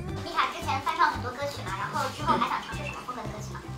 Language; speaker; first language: Chinese; native; Chinese